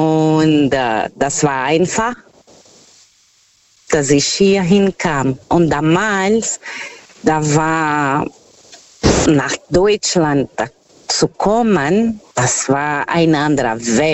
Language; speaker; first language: German; non-native, fluent; Portuguese